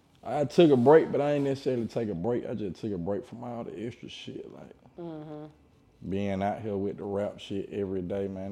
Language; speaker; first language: English; native; English